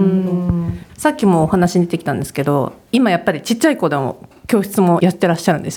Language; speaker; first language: Japanese; native; Japanese